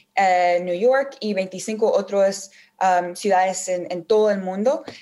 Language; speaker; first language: Spanish; early bilingual, heritage; Spanish